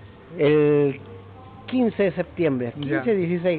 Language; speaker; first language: Spanish; native; Spanish